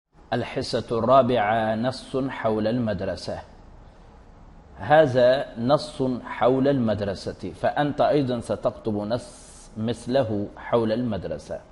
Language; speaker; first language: Arabic; non-native, fluent; Urdu